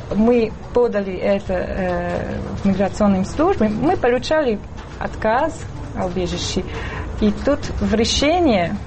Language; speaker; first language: Russian; non-native, fluent; French